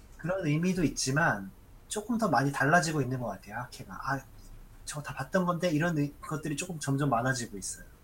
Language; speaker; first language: Korean; native; Korean